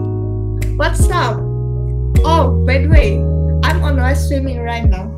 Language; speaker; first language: English; non-native, learner; Indonesian